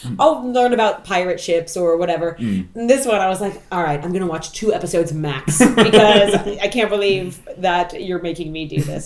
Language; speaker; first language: English; native; English